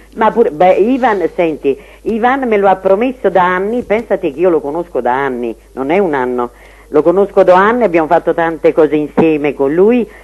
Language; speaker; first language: Italian; native; Italian